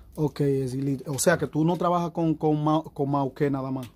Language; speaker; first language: Spanish; native; Spanish